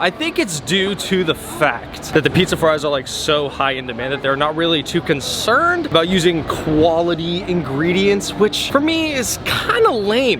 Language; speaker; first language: English; native; English